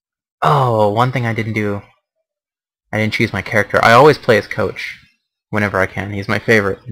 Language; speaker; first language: English; native; English